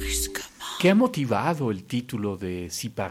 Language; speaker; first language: Spanish; native; Spanish